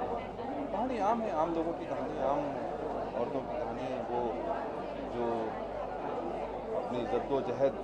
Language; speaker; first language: Hindi; native; Hindi